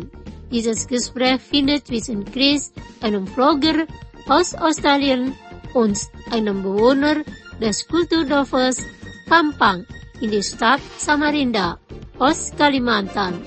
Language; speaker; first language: German; non-native, fluent; Indonesian